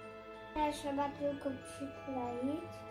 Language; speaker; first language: Polish; early bilingual, heritage; Polish